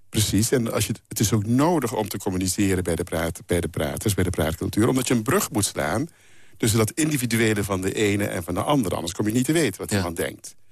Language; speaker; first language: Dutch; non-native, local second language; Papiamento